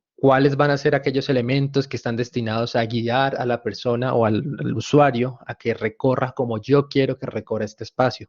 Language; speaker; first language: Spanish; native; Spanish